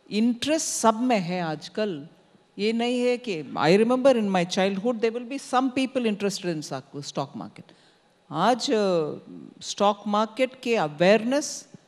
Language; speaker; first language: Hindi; non-native, local second language; Tamil